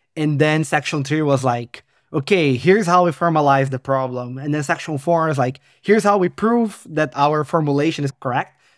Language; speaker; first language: English; non-native, fluent; Portuguese